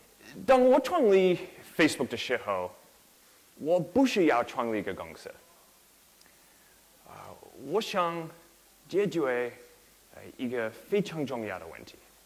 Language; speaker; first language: Chinese; non-native, learner; English